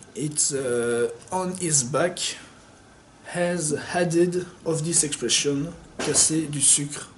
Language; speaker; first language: English; non-native, learner; French